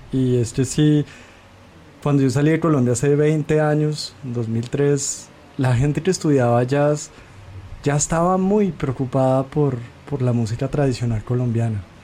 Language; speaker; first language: Spanish; native; Spanish